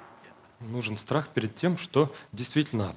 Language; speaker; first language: Russian; native; Russian